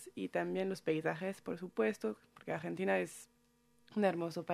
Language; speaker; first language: Spanish; non-native, fluent; French